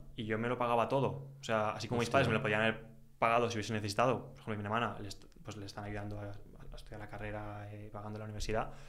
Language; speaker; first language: Spanish; native; Spanish